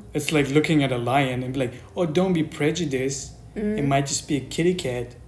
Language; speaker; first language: English; non-native, fluent; Persian